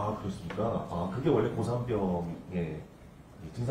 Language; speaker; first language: Korean; native; Korean